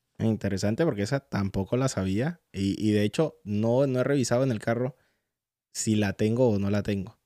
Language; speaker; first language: Spanish; native; Spanish